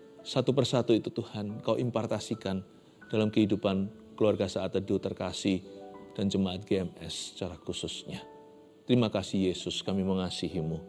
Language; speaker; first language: Indonesian; native; Indonesian